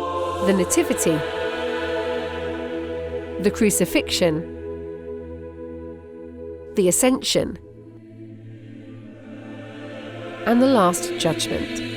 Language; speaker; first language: English; native; English